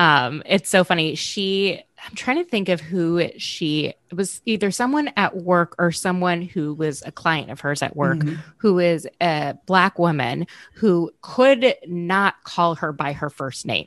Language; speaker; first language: English; native; English